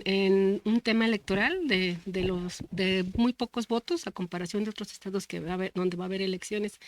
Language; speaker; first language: Spanish; native; Spanish